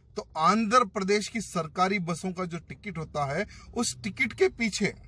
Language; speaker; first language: Hindi; non-native, local second language; Telugu